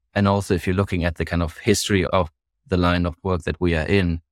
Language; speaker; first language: English; non-native, fluent; German